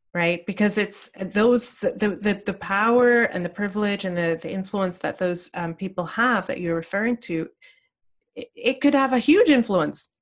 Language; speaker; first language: English; native; English